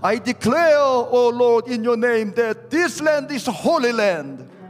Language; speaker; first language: English; non-native, fluent; Korean